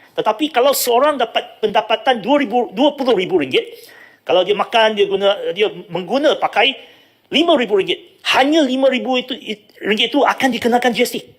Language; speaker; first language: Malay; non-native, local second language; Chinese